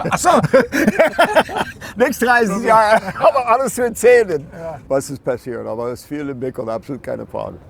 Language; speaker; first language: German; non-native, fluent; English